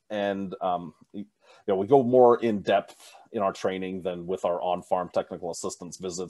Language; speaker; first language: English; native; English